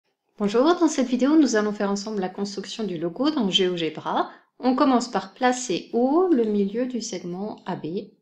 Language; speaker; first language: French; native; French